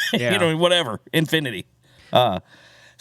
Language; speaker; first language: English; native; English